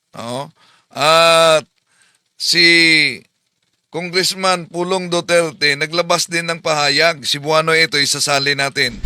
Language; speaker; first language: Filipino; native; Filipino